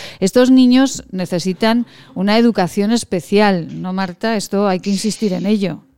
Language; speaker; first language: Spanish; native; Spanish